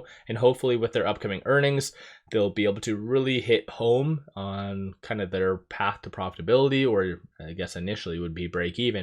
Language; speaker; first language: English; native; English